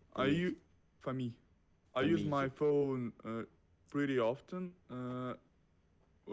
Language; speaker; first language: English; non-native, learner; Russian